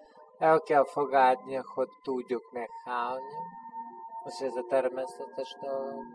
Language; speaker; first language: Hungarian; non-native, fluent; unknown